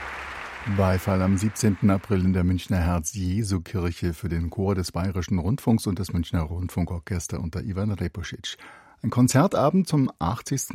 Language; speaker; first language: German; native; German